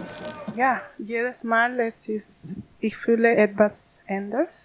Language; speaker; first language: German; non-native, learner; Spanish